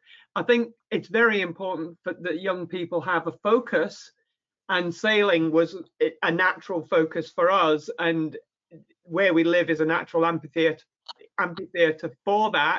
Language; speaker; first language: English; native; English